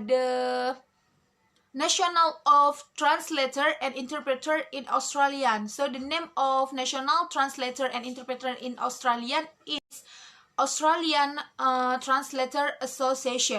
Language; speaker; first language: English; non-native, learner; Indonesian